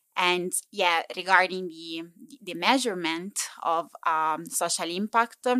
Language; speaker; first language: English; non-native, fluent; Italian